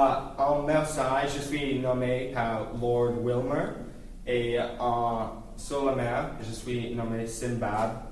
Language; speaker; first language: French; non-native, learner; English